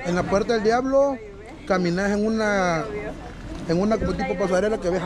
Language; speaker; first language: Spanish; native; Spanish